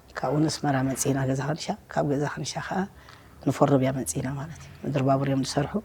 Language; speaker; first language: Tigrinya; native; Tigrinya